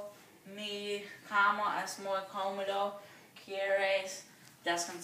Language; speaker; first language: Spanish; non-native, learner; English